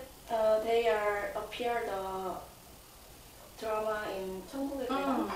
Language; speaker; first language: English; non-native, learner; Korean